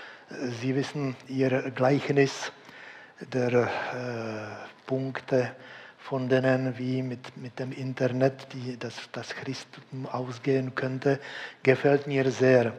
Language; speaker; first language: German; non-native, fluent; Czech